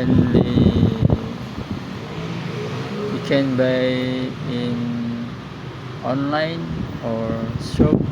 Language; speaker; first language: English; non-native, learner; Indonesian